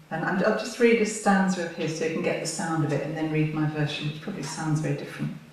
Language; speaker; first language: English; native; English